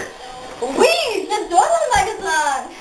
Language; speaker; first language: French; non-native, learner; English